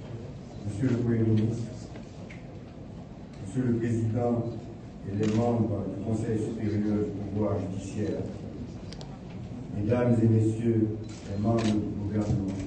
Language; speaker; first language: French; non-native, local second language; Haitian Creole